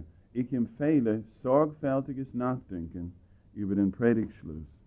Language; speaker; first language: German; non-native, fluent; English